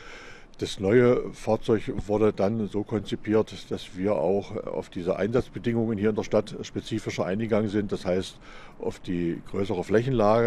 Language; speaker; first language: German; native; German